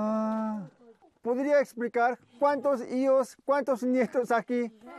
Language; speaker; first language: Spanish; non-native, learner; Korean